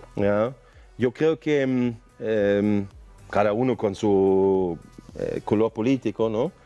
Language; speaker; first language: Spanish; non-native, fluent; German